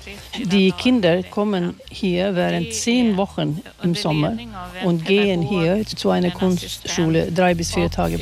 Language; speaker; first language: German; non-native, fluent; Swedish